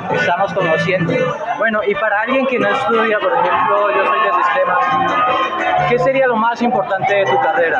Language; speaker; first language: Spanish; native; Spanish